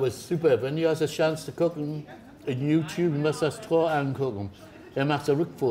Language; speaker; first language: German; non-native, learner; English